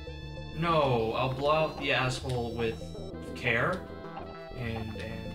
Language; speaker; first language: English; native; English